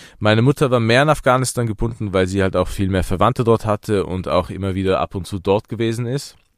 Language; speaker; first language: German; early bilingual, other home language; Persian